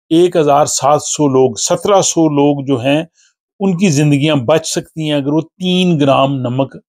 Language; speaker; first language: Urdu; non-native, local second language; Punjabi